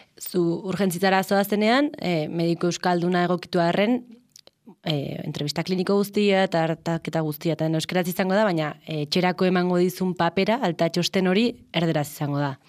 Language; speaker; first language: Basque; native; Basque